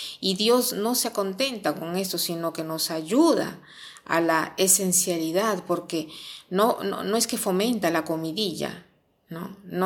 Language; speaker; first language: Spanish; non-native, fluent; Italian